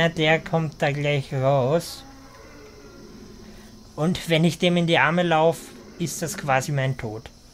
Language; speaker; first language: German; native; German